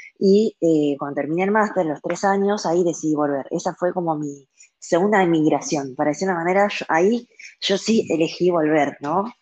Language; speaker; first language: Spanish; early bilingual, other home language; Chinese